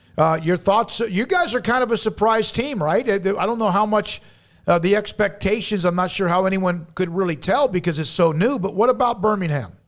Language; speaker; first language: English; native; English